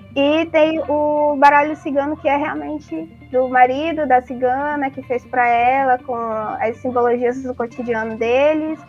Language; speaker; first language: Portuguese; native; Portuguese